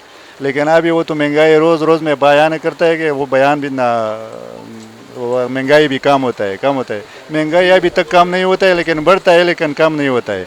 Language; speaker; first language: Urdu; non-native, local second language; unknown